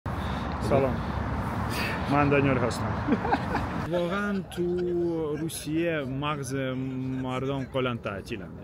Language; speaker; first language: Persian; non-native, learner; Ukrainian